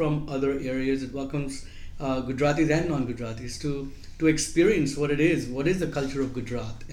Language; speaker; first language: English; non-native, local second language; Gujarati